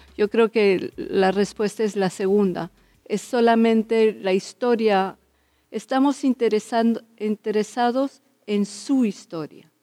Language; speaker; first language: Spanish; early bilingual, heritage; Spanish